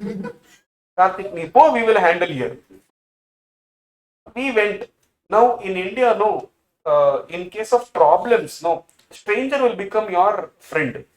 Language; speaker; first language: English; non-native, local second language; Tamil